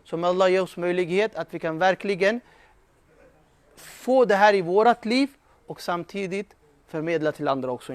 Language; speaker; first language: Swedish; non-native, fluent; Urdu